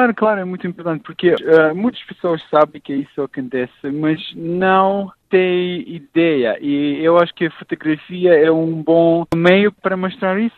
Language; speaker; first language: Portuguese; non-native, fluent; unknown